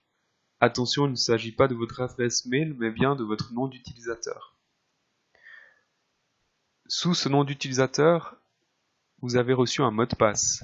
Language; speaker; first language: French; native; French